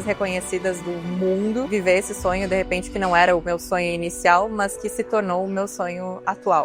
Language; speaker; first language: Portuguese; native; Portuguese